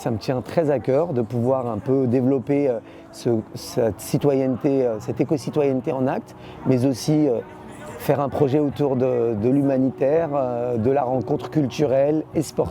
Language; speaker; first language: French; early bilingual, other home language; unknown